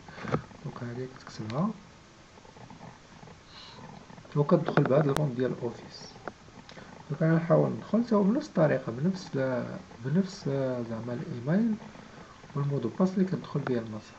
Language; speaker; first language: Arabic; native; Arabic